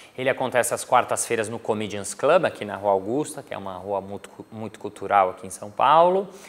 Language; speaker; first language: Portuguese; native; Portuguese